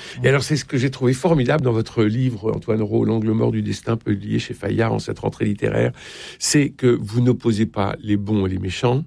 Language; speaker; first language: French; native; French